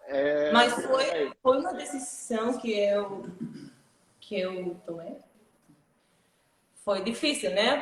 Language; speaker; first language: Portuguese; non-native, fluent; Spanish